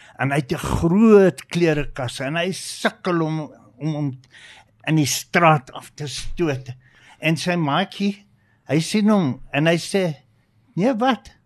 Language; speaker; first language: Afrikaans; non-native, local second language; English